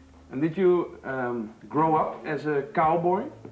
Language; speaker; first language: English; non-native, fluent; Dutch